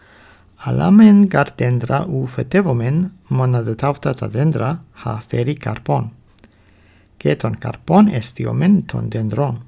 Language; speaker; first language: Greek; non-native, learner; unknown